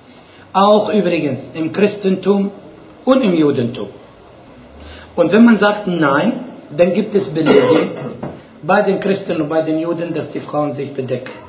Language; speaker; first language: German; non-native, fluent; Arabic